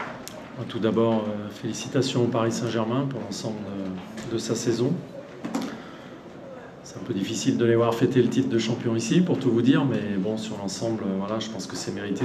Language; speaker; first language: French; native; French